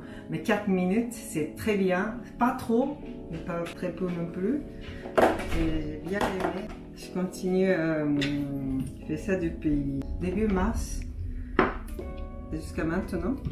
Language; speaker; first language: French; non-native, fluent; Japanese